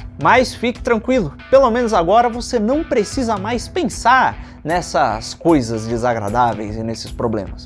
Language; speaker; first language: Portuguese; native; Portuguese